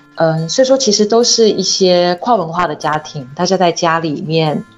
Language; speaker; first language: Chinese; native; Chinese